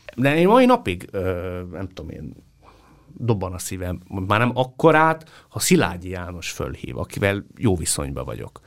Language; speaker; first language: Hungarian; native; Hungarian